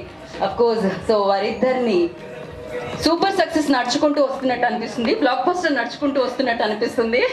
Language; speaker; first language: Telugu; native; Telugu